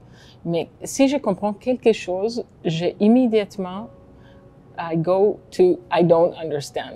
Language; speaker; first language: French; non-native, fluent; Hebrew